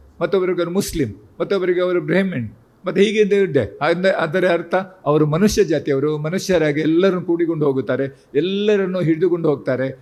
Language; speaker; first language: Kannada; non-native, local second language; Tulu